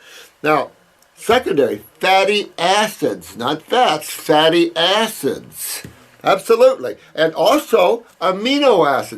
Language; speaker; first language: English; native; English